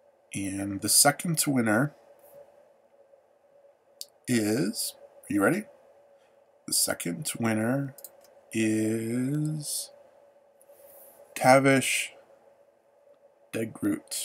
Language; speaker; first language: English; native; English